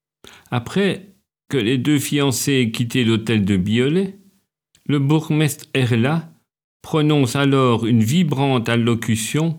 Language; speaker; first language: French; native; French